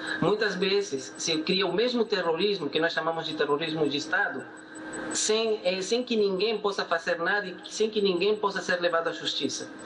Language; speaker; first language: Portuguese; non-native, fluent; Spanish